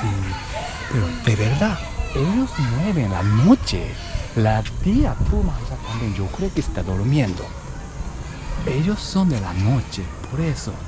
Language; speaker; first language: Spanish; non-native, learner; Japanese